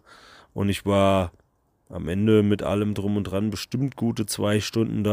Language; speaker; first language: German; native; German